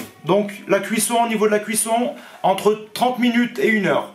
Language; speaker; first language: French; native; French